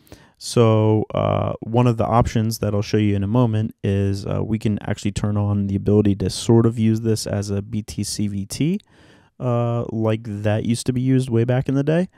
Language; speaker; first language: English; native; English